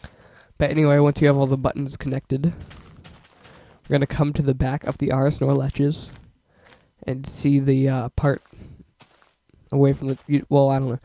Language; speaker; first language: English; native; English